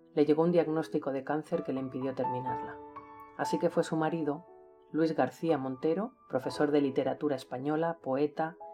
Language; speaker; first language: Spanish; native; Spanish